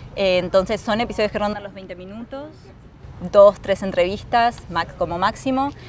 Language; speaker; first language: Spanish; native; Spanish